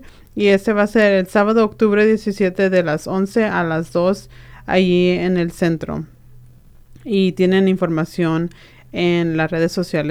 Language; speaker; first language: Spanish; early bilingual, other home language; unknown